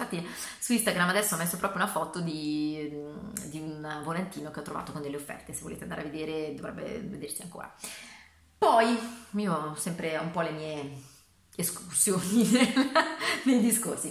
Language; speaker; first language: Italian; native; Italian